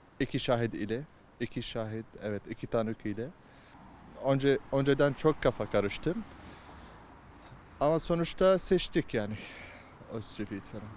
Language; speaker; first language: Turkish; non-native, learner; Arabic